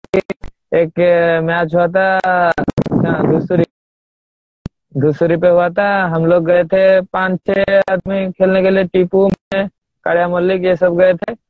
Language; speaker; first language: Hindi; non-native, local second language; Odia